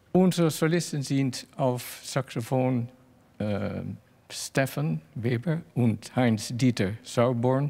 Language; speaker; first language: German; non-native, fluent; Dutch